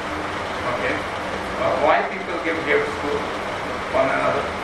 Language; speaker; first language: English; non-native, local second language; Punjabi